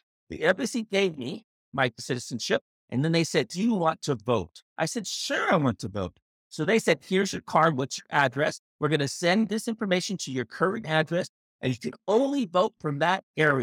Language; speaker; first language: English; native; English